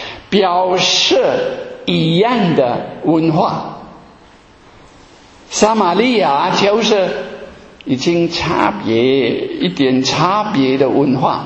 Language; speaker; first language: Chinese; non-native, fluent; German